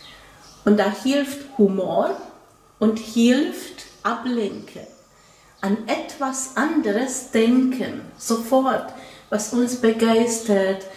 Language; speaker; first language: German; non-native, fluent; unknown